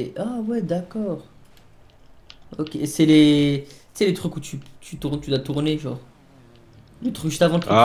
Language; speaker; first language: French; native; French